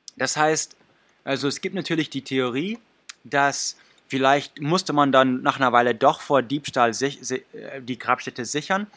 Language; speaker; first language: German; non-native, fluent; English